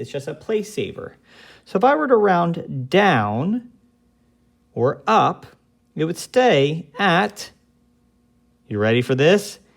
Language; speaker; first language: English; native; English